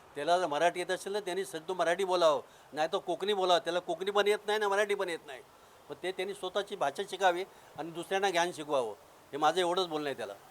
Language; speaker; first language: Marathi; non-native, local second language; Urdu